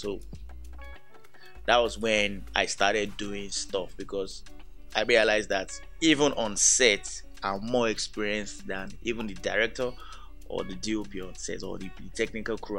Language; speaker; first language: English; non-native, local second language; Yoruba